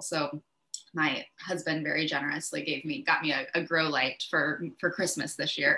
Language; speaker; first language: English; native; English